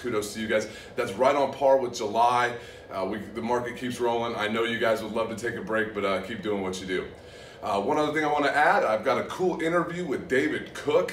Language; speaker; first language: English; native; English